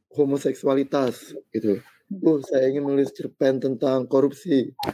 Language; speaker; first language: Indonesian; native; Indonesian